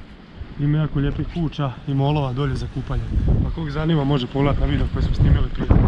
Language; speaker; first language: Croatian; native; Croatian